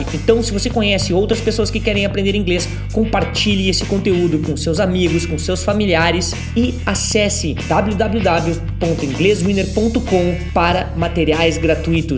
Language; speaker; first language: Portuguese; native; Portuguese